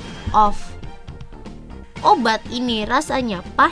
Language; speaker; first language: Indonesian; non-native, fluent; Dutch